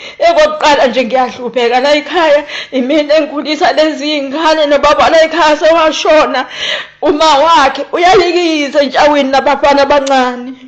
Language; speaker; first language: Zulu; native; Zulu